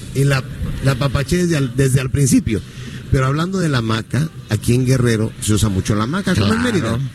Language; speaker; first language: Spanish; native; Spanish